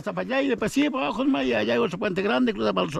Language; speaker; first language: Spanish; native; Spanish